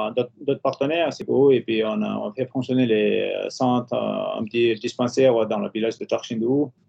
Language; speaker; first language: French; non-native, fluent; Nepali